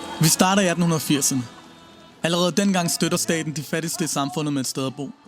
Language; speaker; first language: Danish; early bilingual, other home language; Persian